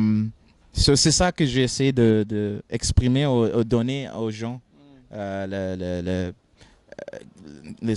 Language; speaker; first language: French; non-native, fluent; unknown